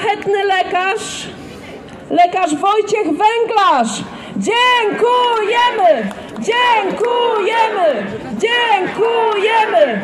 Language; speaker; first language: Polish; native; Polish